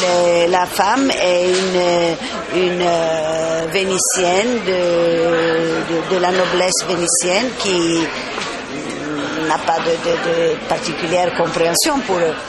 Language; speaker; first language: French; non-native, fluent; Italian